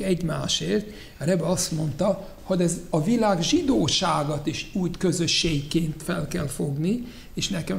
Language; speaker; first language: Hungarian; non-native, fluent; English